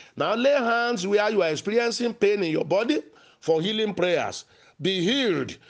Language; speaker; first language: English; non-native, local second language; Yoruba